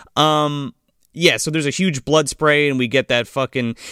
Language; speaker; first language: English; native; English